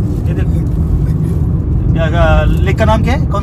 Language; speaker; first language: Hindi; non-native, local second language; Telugu